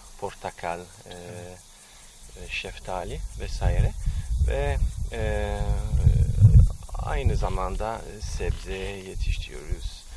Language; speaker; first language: Turkish; non-native, fluent; French